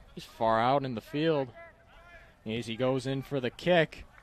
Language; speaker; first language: English; native; English